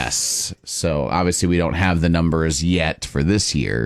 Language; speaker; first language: English; native; English